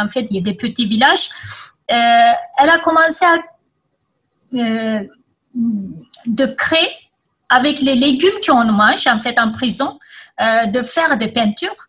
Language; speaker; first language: French; non-native, fluent; Kurdish